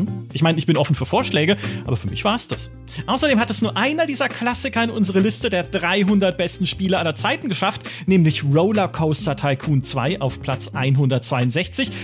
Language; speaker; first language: German; native; German